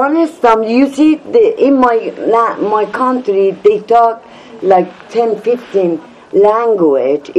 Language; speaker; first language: English; non-native, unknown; Persian